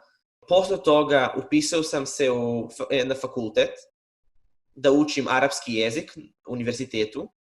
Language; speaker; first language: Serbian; non-native, fluent; Hebrew